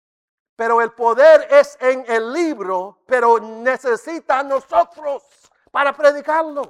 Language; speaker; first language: Spanish; non-native, fluent; English